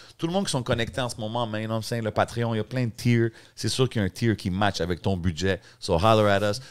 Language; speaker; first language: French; native; French